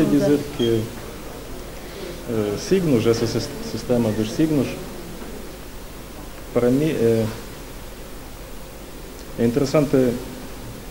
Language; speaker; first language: Portuguese; non-native, learner; Ukrainian